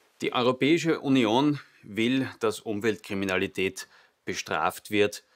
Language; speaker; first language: German; native; German